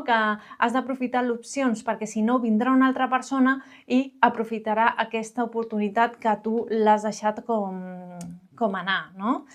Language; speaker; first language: Catalan; non-native, local second language; Spanish